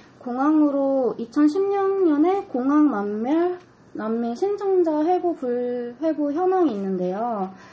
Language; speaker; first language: Korean; native; Korean